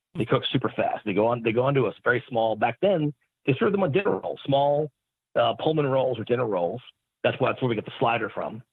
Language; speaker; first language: English; native; English